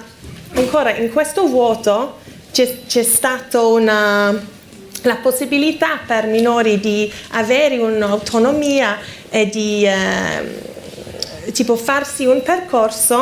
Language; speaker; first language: Italian; non-native, fluent; English